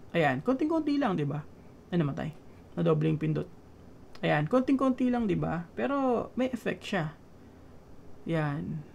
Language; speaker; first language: Filipino; native; Filipino